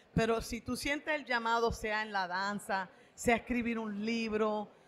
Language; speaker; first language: Spanish; native; Spanish